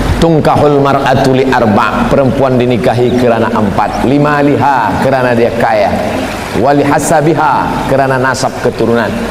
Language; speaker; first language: Malay; native; Malay